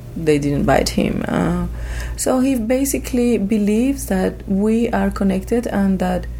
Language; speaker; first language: English; non-native, fluent; Spanish